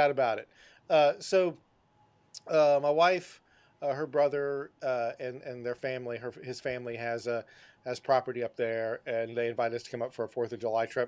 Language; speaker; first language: English; native; English